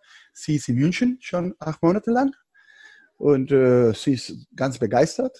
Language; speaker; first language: German; non-native, fluent; Spanish